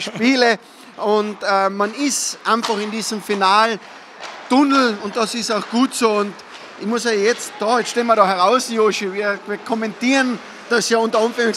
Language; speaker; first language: German; native; German